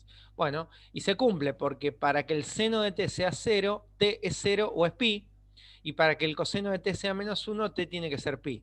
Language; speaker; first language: Spanish; native; Spanish